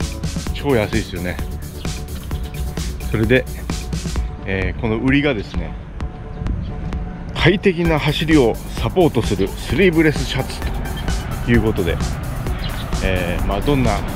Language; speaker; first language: Japanese; native; Japanese